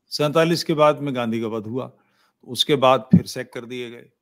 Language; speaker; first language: Hindi; native; Hindi